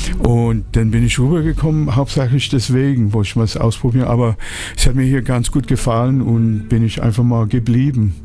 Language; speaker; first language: German; non-native, fluent; English